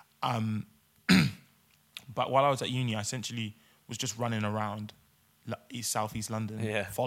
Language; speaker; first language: English; native; English